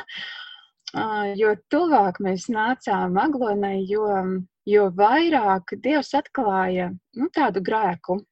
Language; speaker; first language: Latvian; native; Latvian